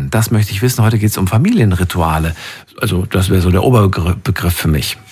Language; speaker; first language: German; native; German